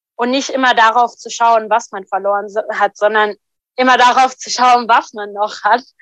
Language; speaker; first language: German; non-native, fluent; Arabic